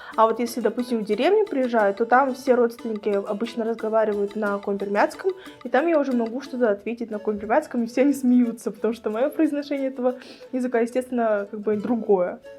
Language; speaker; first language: Russian; native; Russian